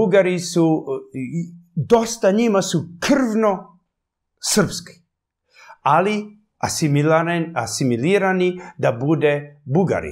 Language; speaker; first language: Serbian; early bilingual, heritage; English